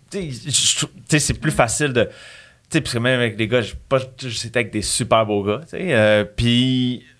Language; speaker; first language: French; native; French